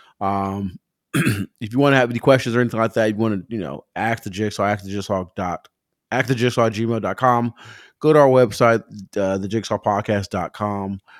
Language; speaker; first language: English; native; English